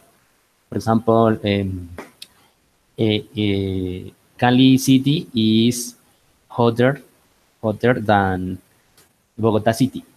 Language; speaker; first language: English; non-native, learner; Spanish